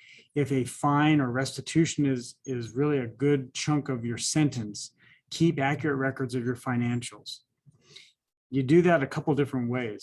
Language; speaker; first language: English; native; English